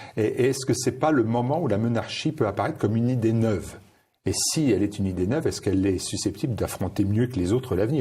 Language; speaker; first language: French; native; French